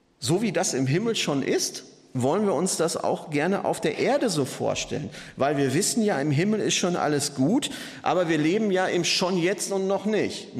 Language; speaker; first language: German; native; German